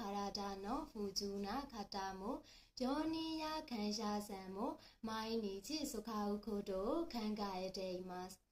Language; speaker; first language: Japanese; non-native, learner; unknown